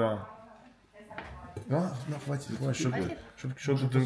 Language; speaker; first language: Russian; non-native, fluent; Armenian